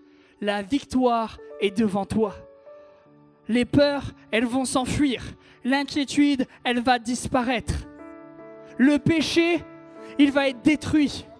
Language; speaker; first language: French; native; French